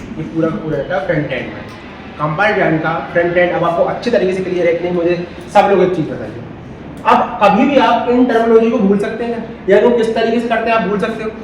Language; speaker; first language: Hindi; native; Hindi